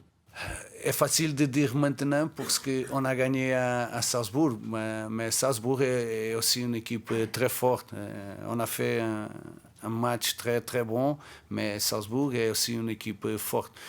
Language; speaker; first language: French; non-native, fluent; Portuguese